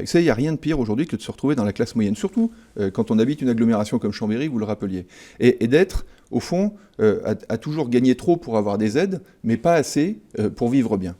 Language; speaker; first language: French; native; French